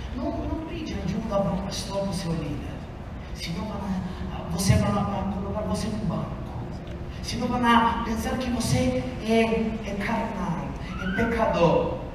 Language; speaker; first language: Portuguese; non-native, fluent; Italian